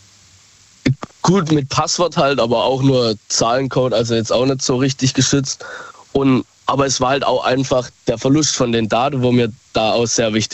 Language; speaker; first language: German; native; German